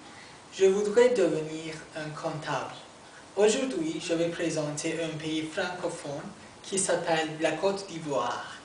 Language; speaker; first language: French; non-native, learner; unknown